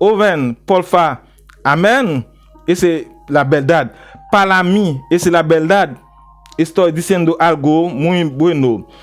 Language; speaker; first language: Spanish; non-native, learner; Haitian Creole